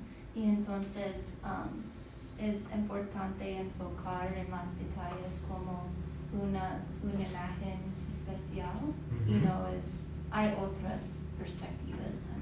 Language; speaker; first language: Spanish; non-native, fluent; English